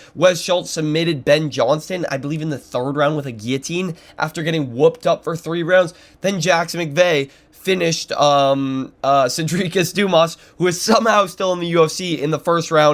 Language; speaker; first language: English; native; English